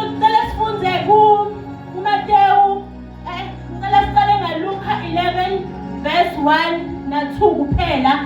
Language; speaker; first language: Zulu; non-native, local second language; Swati